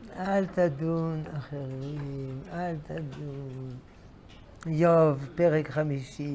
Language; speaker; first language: Hebrew; non-native, fluent; French